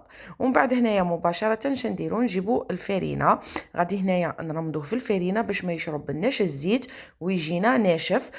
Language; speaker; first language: Arabic; native; Arabic